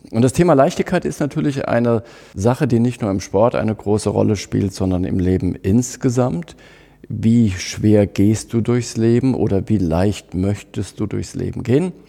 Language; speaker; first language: German; native; German